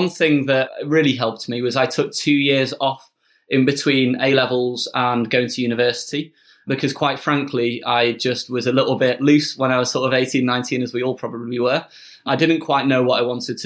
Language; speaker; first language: English; native; English